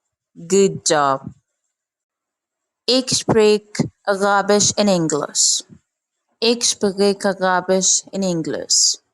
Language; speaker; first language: Dutch; non-native, learner; Arabic